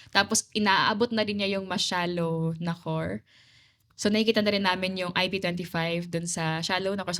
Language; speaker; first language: Filipino; native; Filipino